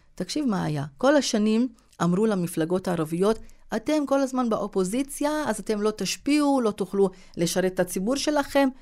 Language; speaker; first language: Hebrew; non-native, local second language; Arabic